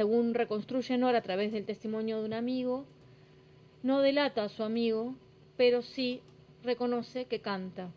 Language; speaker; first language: Spanish; native; Spanish